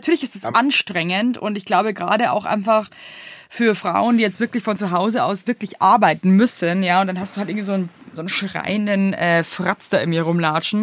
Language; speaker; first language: German; native; German